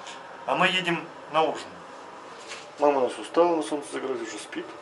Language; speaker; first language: Russian; native; Russian